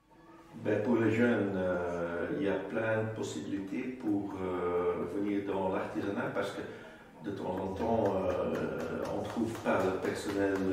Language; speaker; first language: French; non-native, local second language; Dutch